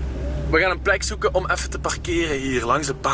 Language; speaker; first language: Dutch; native; Dutch